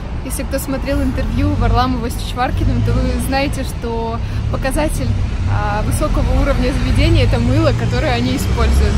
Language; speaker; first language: Russian; native; Russian